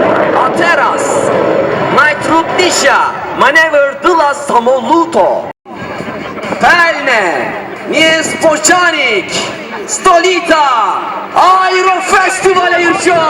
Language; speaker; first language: Polish; non-native, learner; Turkish